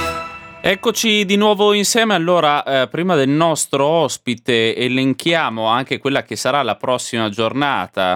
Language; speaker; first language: Italian; native; Italian